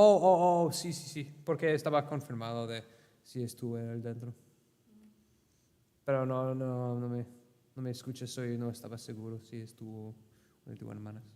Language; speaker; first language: Spanish; non-native, learner; English